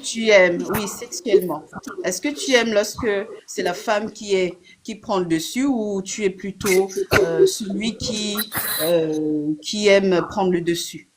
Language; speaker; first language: French; native; French